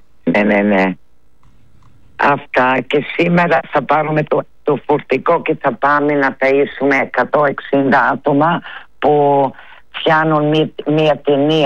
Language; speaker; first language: Greek; early bilingual, heritage; Greek